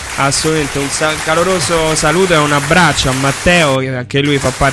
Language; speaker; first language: Italian; native; Italian